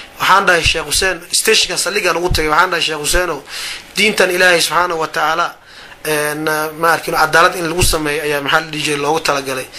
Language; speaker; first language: Somali; non-native, local second language; Maay